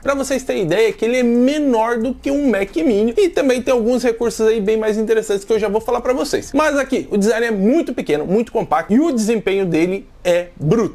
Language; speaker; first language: Portuguese; native; Portuguese